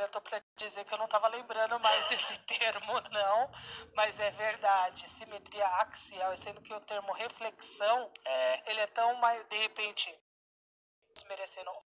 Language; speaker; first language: Portuguese; native; Portuguese